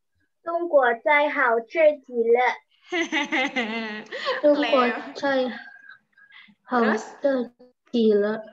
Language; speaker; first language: Chinese; non-native, learner; Indonesian